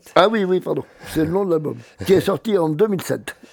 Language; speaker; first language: French; native; French